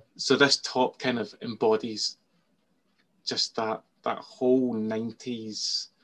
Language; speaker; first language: English; native; English